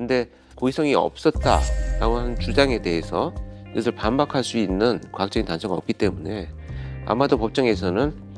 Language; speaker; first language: Korean; native; Korean